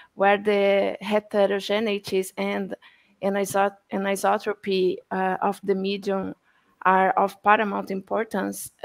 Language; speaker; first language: English; non-native, fluent; Portuguese